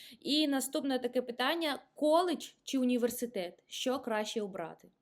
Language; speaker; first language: Ukrainian; native; Ukrainian